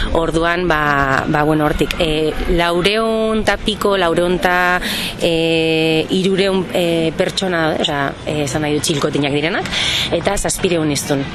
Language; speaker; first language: Basque; non-native, local second language; Spanish